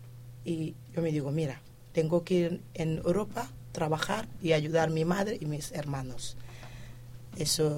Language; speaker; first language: Spanish; non-native, fluent; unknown